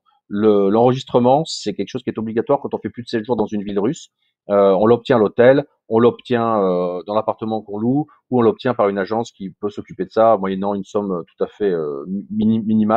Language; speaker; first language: French; native; French